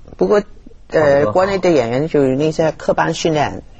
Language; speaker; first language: Chinese; non-native, fluent; Cantonese